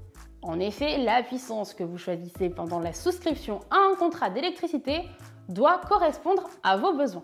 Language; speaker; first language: French; native; French